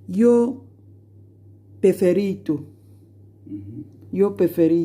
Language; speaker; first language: Italian; non-native, learner; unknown